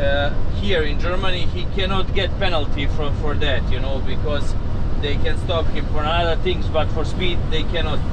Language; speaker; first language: English; non-native, learner; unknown